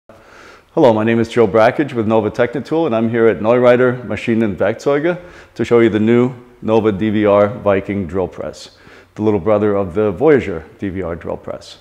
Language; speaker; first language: English; native; English